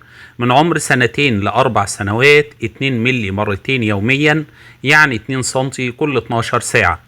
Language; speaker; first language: Arabic; native; Arabic